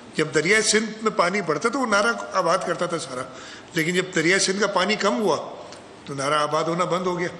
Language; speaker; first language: Urdu; non-native, local second language; Sindhi